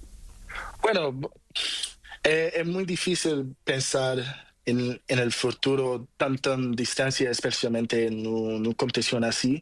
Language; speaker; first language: Spanish; non-native, learner; Portuguese